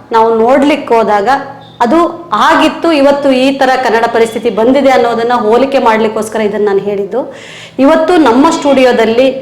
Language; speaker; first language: Kannada; native; Kannada